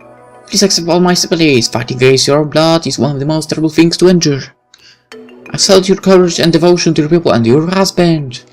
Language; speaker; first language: English; non-native, fluent; Polish